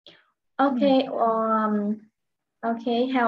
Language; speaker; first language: English; non-native, fluent; Vietnamese